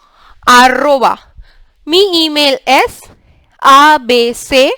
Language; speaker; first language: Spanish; non-native, learner; English